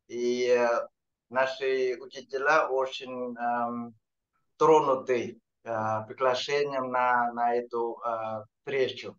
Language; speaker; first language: Russian; non-native, fluent; Vietnamese